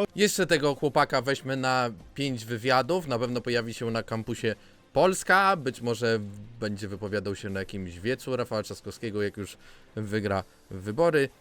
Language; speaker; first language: Polish; native; Polish